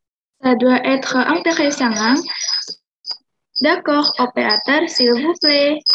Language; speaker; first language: French; non-native, learner; Indonesian